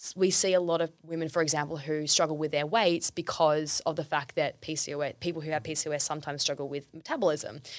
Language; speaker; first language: English; native; English